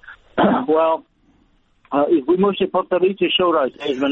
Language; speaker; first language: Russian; non-native, learner; English